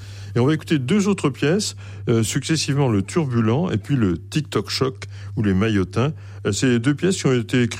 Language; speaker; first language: French; native; French